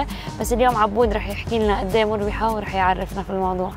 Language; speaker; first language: Arabic; native; Arabic